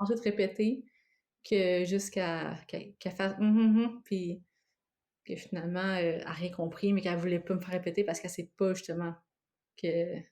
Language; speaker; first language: French; native; French